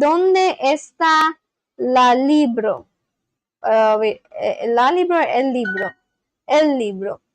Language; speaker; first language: Spanish; non-native, learner; English